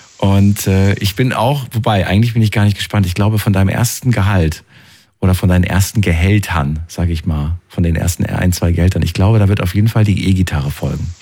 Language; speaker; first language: German; native; German